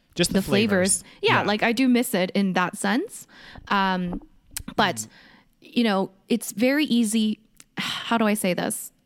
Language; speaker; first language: English; early bilingual, other home language; Korean